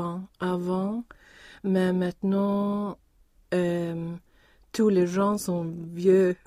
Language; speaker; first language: French; non-native, learner; Swedish